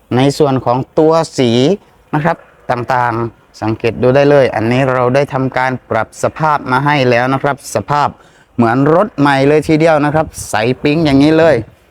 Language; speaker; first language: Thai; native; Thai